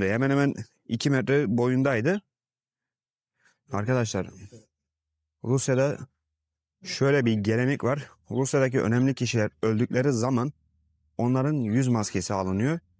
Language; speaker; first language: Turkish; native; Turkish